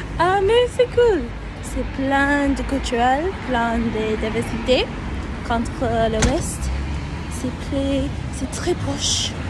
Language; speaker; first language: French; non-native, learner; English